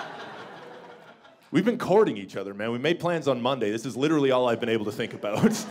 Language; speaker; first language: English; native; English